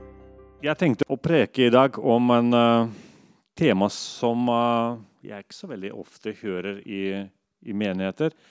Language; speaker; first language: Norwegian; non-native, fluent; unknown